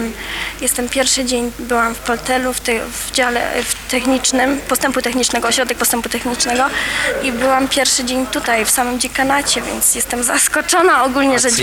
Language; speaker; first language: Polish; native; Polish